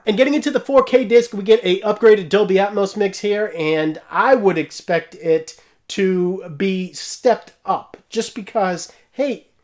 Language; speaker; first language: English; native; English